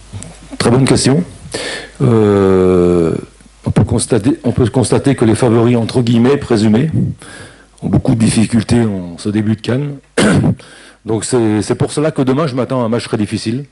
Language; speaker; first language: French; native; French